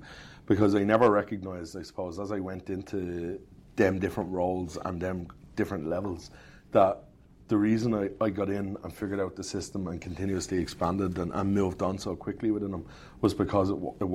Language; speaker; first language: English; native; English